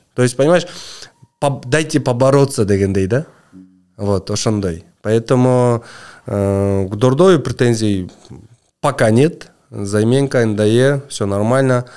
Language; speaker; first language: Russian; non-native, local second language; Kyrgyz